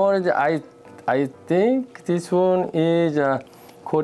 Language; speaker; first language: English; non-native, learner; Korean